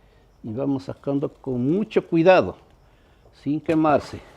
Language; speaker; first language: Spanish; native; Spanish